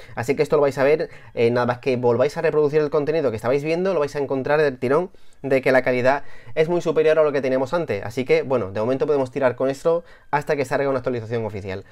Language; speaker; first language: Spanish; native; Spanish